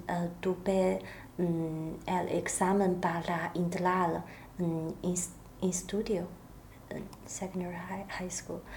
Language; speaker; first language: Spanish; non-native, learner; Chinese